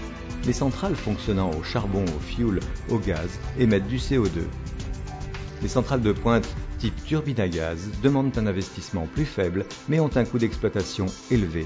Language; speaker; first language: French; native; French